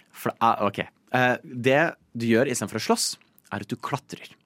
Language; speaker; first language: Norwegian; native; Norwegian